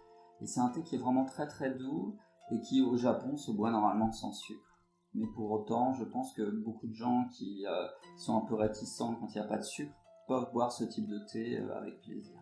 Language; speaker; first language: French; native; French